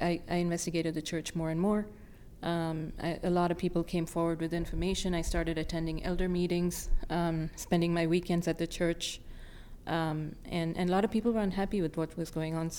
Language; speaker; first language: English; non-native, local second language; Tamil